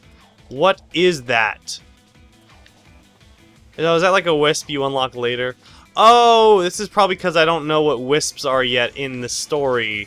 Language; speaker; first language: English; native; English